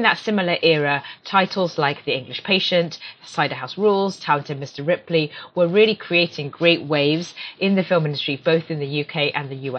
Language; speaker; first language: English; native; English